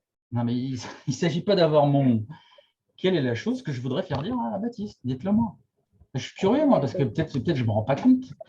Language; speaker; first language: French; native; French